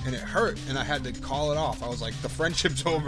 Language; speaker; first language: English; native; English